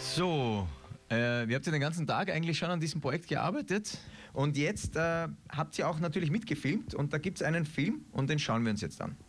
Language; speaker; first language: German; native; German